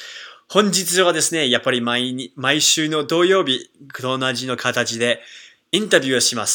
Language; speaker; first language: Japanese; non-native, fluent; English